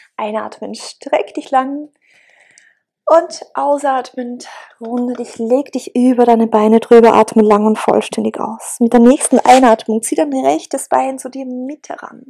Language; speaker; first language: German; native; German